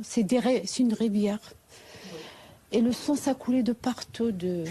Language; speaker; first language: French; non-native, fluent; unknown